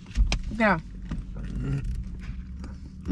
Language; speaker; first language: German; non-native, learner; Indonesian